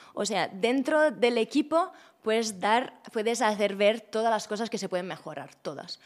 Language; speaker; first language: Spanish; non-native, fluent; Italian